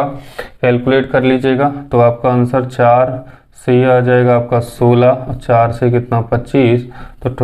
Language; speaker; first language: Hindi; native; Hindi